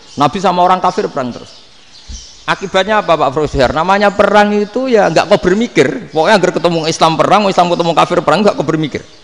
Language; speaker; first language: Indonesian; non-native, local second language; Javanese